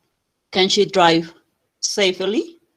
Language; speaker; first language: English; non-native, fluent; Spanish